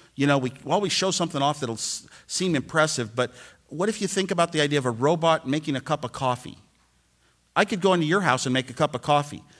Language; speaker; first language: English; native; English